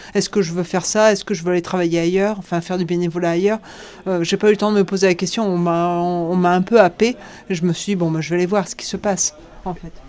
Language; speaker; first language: French; native; French